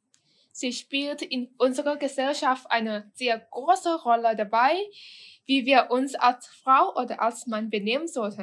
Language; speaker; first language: German; non-native, fluent; Thai